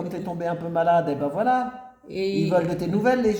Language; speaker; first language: French; native; French